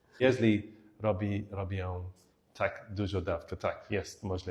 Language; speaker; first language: Polish; non-native, learner; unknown